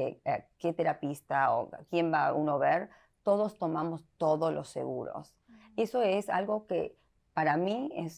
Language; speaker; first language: Spanish; early bilingual, heritage; Spanish